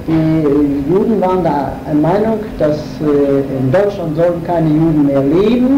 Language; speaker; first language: German; non-native, fluent; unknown